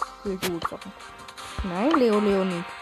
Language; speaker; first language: German; native; German